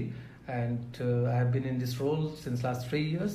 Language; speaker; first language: English; non-native, local second language; Hindi